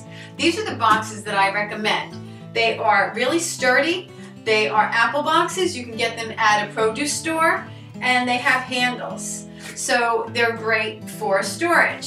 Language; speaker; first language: English; native; English